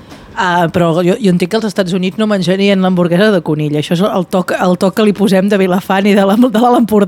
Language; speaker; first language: Catalan; native; Catalan